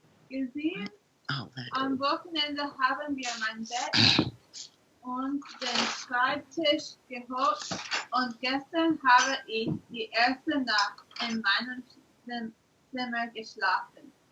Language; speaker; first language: German; non-native, learner; English